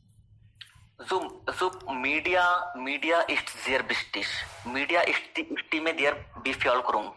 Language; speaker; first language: German; non-native, learner; Hindi